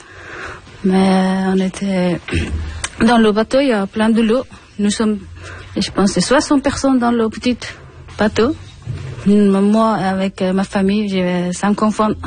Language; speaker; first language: French; non-native, learner; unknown